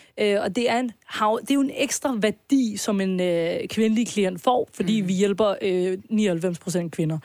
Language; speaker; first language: Danish; early bilingual, other home language; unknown